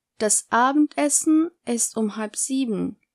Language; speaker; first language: German; non-native, fluent; Turkish